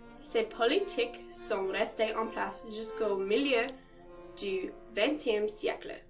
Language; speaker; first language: French; non-native, local second language; English